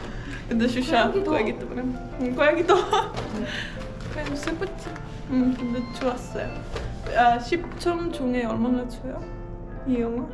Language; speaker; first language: Korean; non-native, fluent; Estonian